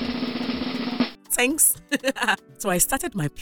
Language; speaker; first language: English; non-native, local second language; Yoruba